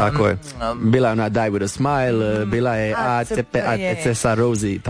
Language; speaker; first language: Serbian; native; Serbian